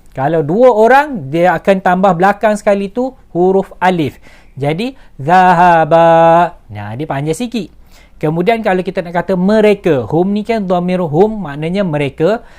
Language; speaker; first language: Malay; native; Malay